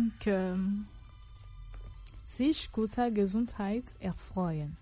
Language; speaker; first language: German; non-native, fluent; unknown